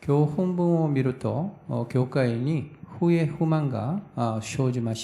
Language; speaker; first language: Japanese; non-native, fluent; Korean